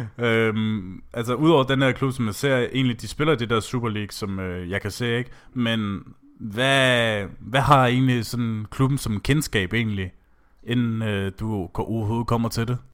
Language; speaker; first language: Danish; native; Danish